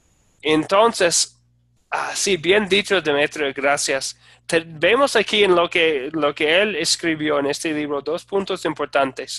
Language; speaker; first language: Spanish; non-native, fluent; English